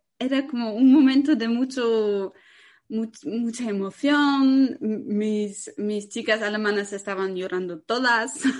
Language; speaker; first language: Spanish; non-native, fluent; German